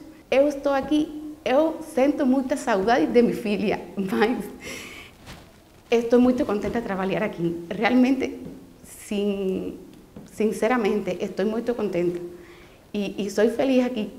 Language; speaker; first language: Portuguese; non-native, learner; Spanish